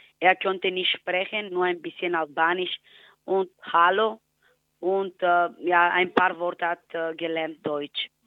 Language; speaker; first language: German; non-native, learner; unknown